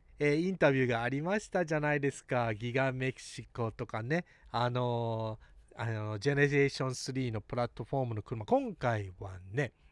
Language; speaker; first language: Japanese; early bilingual, heritage; English